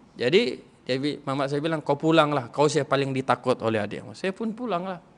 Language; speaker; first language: Malay; non-native, local second language; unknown